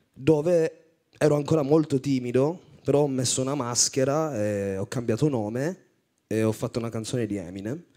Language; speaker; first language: Italian; early bilingual, other home language; Amharic